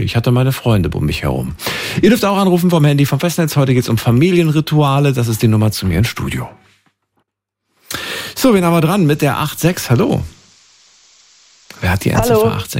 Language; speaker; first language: German; native; German